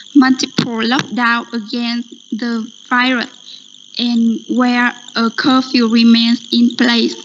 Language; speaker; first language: English; non-native, learner; Vietnamese